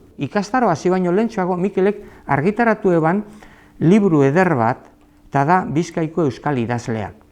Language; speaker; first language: Basque; native; Basque